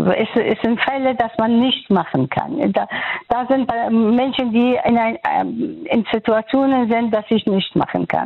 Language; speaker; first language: German; non-native, fluent; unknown